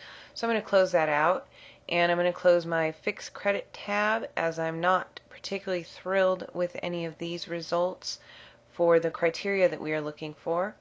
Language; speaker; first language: English; native; English